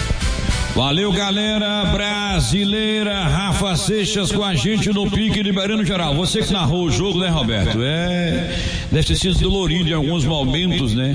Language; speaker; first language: Portuguese; native; Portuguese